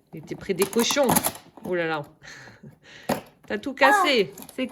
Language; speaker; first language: French; native; French